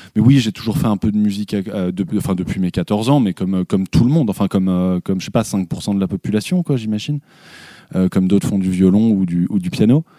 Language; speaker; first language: French; native; French